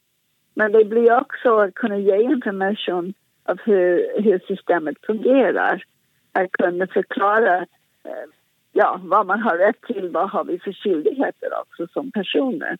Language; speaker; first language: Swedish; non-native, fluent; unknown